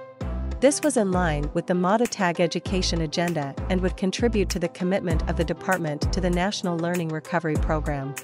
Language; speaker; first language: English; non-native, local second language; Filipino